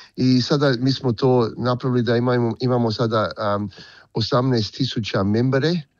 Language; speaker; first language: Croatian; early bilingual, heritage; Croatian